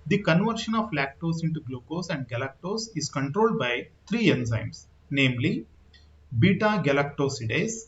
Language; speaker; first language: English; non-native, local second language; Kannada